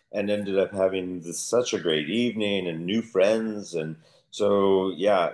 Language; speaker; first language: English; native; English